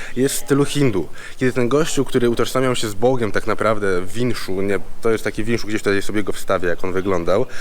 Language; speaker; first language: Polish; native; Polish